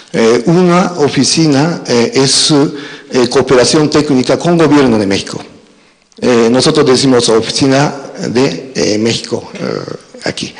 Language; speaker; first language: Spanish; non-native, fluent; Japanese